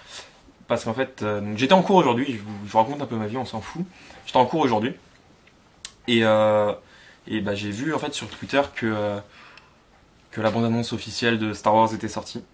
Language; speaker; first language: French; native; French